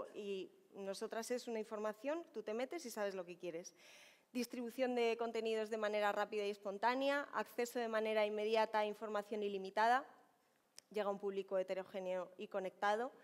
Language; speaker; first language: Spanish; native; Spanish